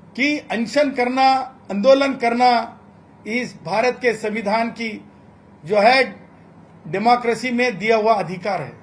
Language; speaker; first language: Hindi; non-native, local second language; Marathi